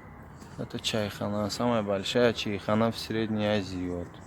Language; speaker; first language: Russian; non-native, local second language; Tajik